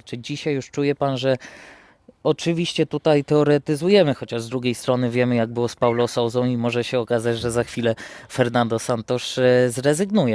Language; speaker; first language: Polish; native; Polish